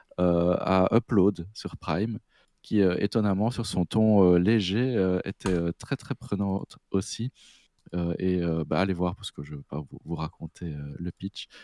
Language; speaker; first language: French; native; French